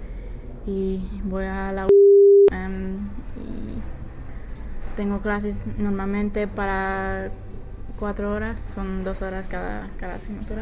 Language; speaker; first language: Spanish; non-native, fluent; English